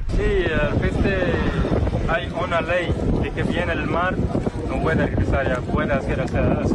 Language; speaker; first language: Spanish; non-native, learner; Arabic